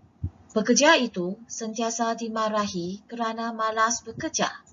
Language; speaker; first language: Indonesian; non-native, local second language; Chinese